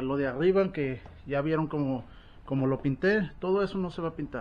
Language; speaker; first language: Spanish; early bilingual, heritage; Spanish